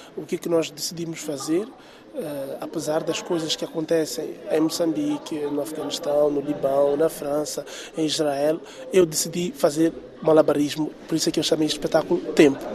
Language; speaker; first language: Portuguese; non-native, local second language; Tsonga